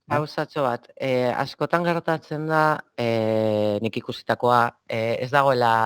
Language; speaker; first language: Basque; non-native, local second language; Spanish